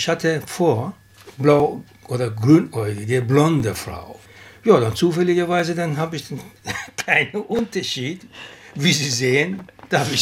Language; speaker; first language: German; non-native, fluent; Turkish